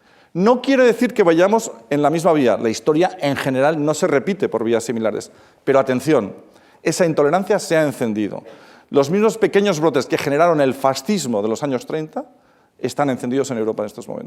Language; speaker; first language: Spanish; native; Spanish